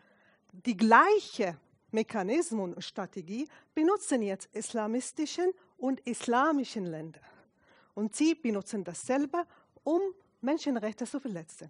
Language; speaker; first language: German; non-native, fluent; Arabic